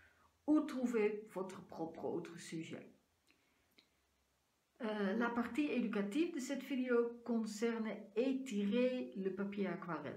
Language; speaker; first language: French; non-native, fluent; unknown